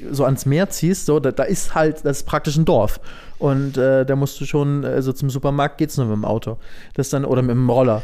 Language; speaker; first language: German; native; German